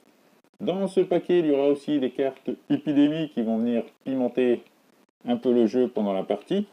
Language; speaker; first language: French; native; French